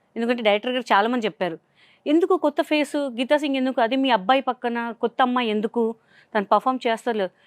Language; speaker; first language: Telugu; non-native, local second language; Hindi